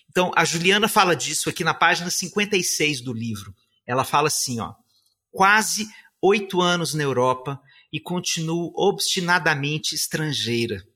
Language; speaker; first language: Portuguese; native; Portuguese